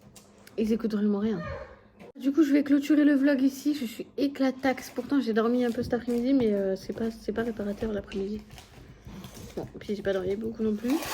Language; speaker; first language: French; native; French